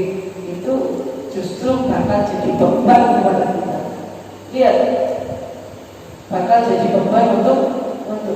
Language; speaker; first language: Indonesian; native; Indonesian